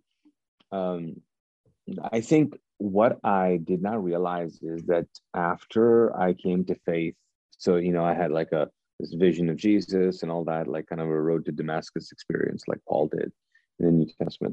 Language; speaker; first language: English; non-native, fluent; Urdu